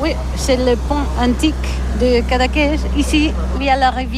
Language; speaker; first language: French; non-native, learner; Catalan